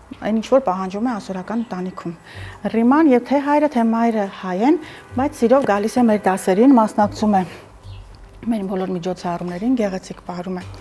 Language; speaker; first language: Armenian; non-native, local second language; Assyrian Neo-Aramaic